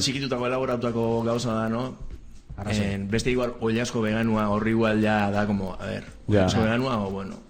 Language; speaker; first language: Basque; native; Basque